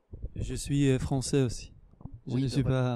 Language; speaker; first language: French; non-native, fluent; Hebrew